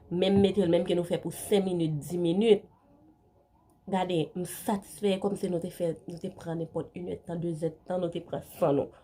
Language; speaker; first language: French; non-native, learner; Haitian Creole